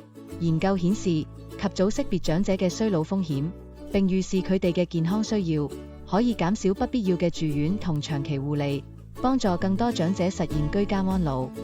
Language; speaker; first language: Cantonese; native; Cantonese